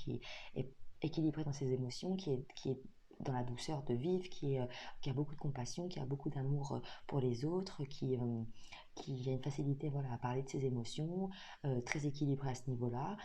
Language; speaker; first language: French; native; French